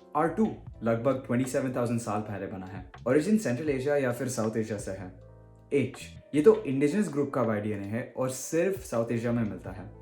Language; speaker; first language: Hindi; early bilingual, heritage; Hindi